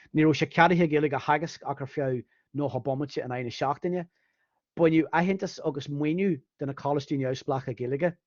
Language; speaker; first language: Irish; non-native, fluent; English